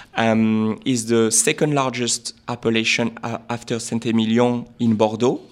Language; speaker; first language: English; non-native, fluent; French